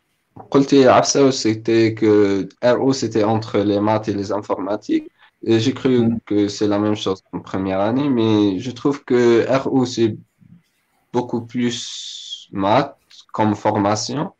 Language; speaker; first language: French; non-native, local second language; Arabic